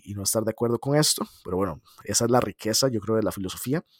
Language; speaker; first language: Spanish; native; Spanish